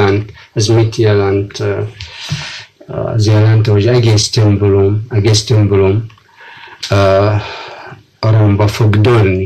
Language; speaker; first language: Hungarian; non-native, fluent; Arabic